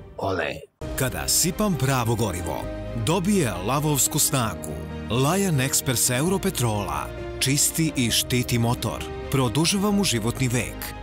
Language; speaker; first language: Croatian; early bilingual, heritage; Serbian